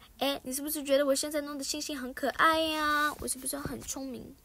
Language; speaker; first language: Chinese; early bilingual, heritage; Chinese